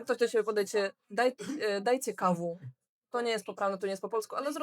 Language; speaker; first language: Polish; non-native, fluent; Belarusian